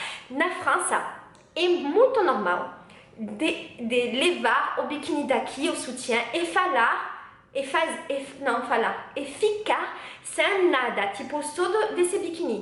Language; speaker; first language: Portuguese; non-native, learner; French